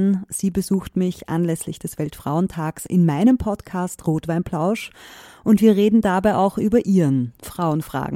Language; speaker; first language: German; native; German